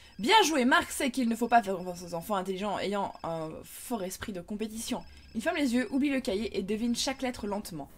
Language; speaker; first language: French; native; French